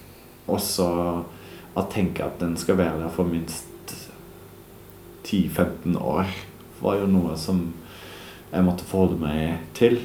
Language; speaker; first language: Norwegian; non-native, fluent; German